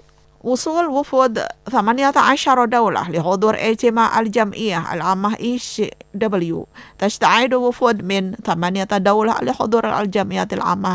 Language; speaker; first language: Arabic; non-native, fluent; Indonesian